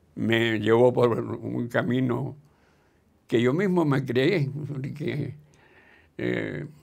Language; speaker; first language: Spanish; native; Spanish